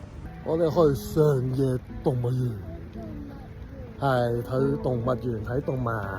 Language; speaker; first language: Cantonese; native; Cantonese